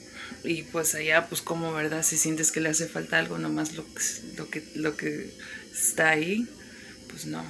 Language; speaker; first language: Spanish; early bilingual, heritage; Spanish